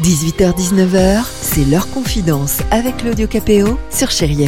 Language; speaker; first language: French; native; French